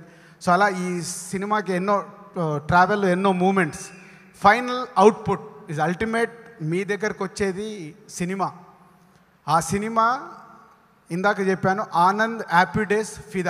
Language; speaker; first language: Telugu; native; Telugu